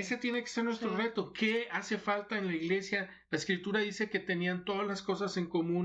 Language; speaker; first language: Spanish; native; Spanish